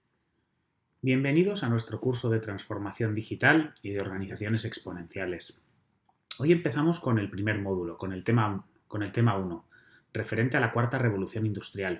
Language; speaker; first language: Spanish; native; Spanish